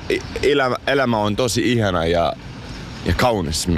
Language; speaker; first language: Finnish; non-native, fluent; Arabic